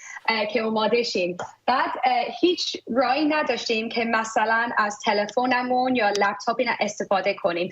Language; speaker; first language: Persian; early bilingual, heritage; Persian